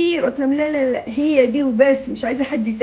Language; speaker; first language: Arabic; native; Arabic